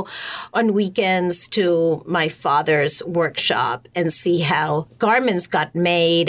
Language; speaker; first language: English; non-native, fluent; Spanish